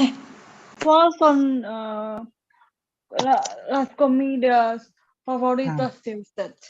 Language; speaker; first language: Spanish; non-native, learner; Indonesian